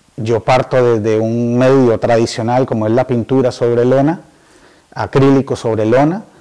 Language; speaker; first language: Spanish; native; Spanish